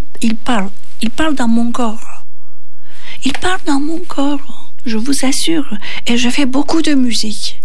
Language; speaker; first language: French; non-native, learner; Turkish